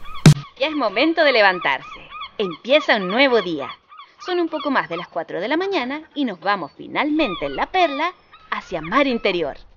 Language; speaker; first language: Spanish; native; Spanish